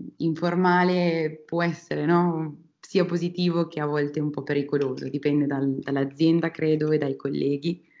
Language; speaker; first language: Italian; native; Italian